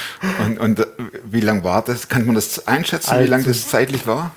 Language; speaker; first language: German; native; German